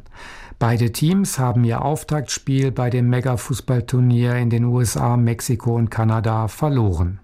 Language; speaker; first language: German; native; German